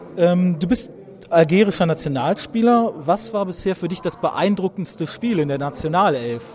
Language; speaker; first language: German; native; German